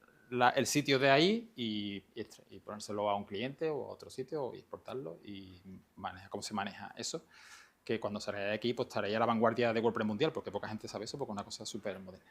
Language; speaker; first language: Spanish; native; Spanish